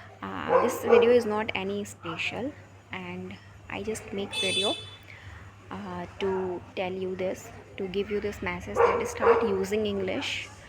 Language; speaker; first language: English; non-native, local second language; Hindi